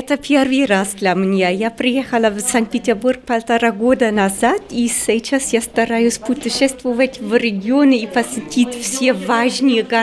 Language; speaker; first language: Russian; non-native, fluent; German